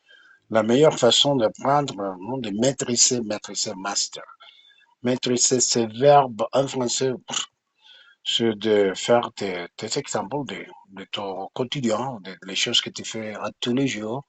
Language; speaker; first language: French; non-native, fluent; Spanish